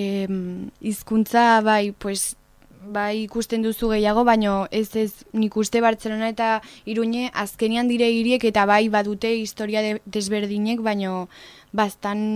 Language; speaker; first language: Basque; non-native, learner; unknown